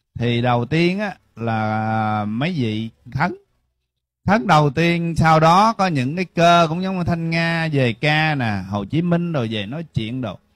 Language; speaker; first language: Vietnamese; early bilingual, heritage; Vietnamese